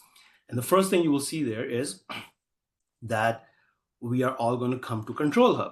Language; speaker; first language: English; native; English